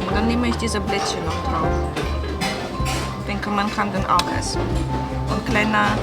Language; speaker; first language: German; non-native, fluent; Russian